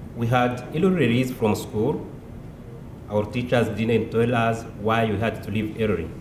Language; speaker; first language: English; non-native, local second language; Kinyarwanda